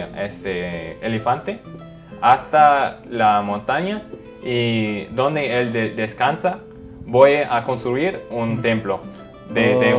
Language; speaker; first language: Spanish; non-native, fluent; English